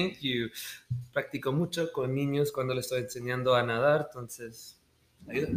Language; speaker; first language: Spanish; early bilingual, heritage; Spanish